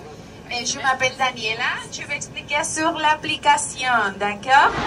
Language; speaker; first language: French; non-native, learner; Spanish